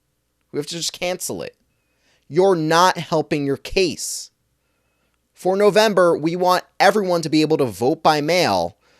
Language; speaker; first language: English; native; English